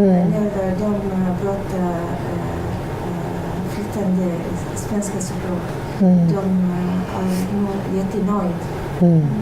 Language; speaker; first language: Swedish; non-native, learner; Arabic